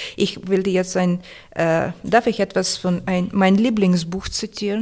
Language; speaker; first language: German; non-native, fluent; Russian